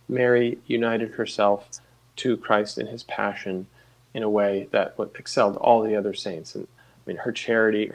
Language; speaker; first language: English; native; English